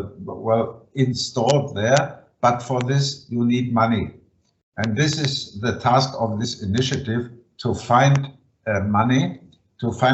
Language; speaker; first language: English; non-native, fluent; German